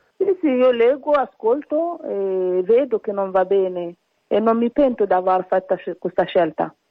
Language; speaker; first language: Italian; early bilingual, other home language; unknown